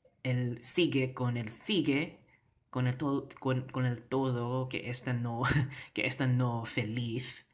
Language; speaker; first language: Spanish; non-native, learner; Cebuano